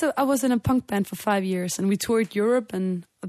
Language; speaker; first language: English; non-native, fluent; Danish